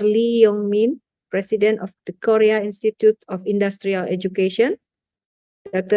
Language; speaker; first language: English; non-native, fluent; Indonesian